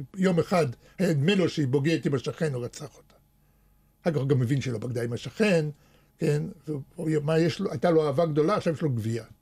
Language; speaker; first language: Hebrew; early bilingual, other home language; Russian